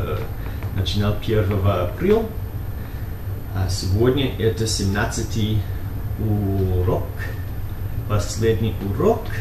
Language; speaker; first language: Russian; non-native, learner; English